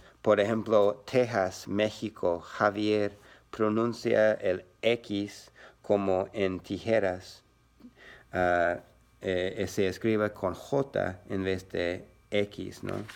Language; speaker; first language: Spanish; non-native, learner; English